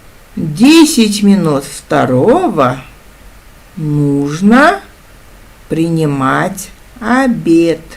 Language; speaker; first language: Russian; non-native, local second language; Kazakh